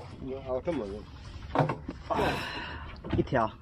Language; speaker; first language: Chinese; native; Chinese